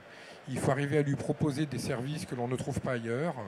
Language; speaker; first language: French; native; French